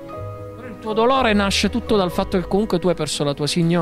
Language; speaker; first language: Italian; native; Italian